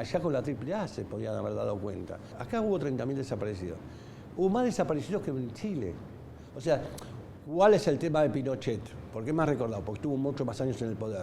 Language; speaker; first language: Spanish; native; Spanish